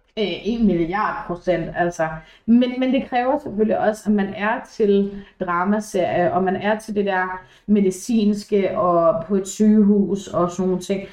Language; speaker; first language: Danish; early bilingual, other home language; English